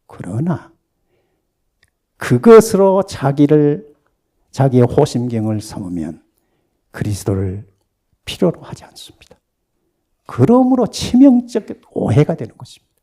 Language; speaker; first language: Korean; native; Korean